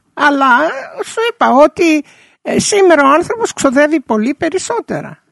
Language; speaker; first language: Greek; early bilingual, heritage; Greek